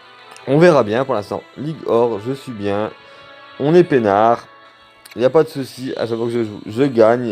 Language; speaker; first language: French; native; French